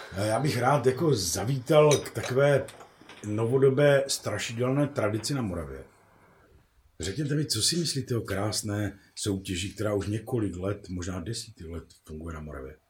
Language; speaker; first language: Czech; native; Czech